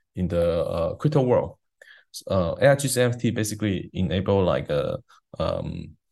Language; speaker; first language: English; non-native, fluent; Chinese